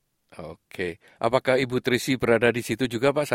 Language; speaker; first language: Indonesian; native; Indonesian